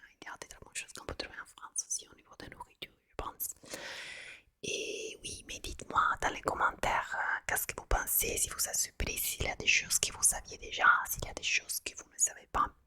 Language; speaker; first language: French; non-native, fluent; Italian